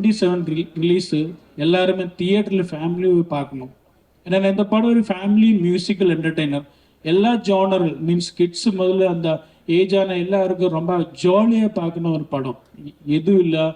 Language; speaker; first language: Tamil; non-native, learner; Malayalam